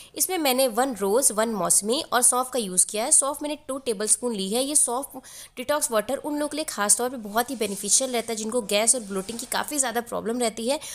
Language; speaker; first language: Hindi; native; Hindi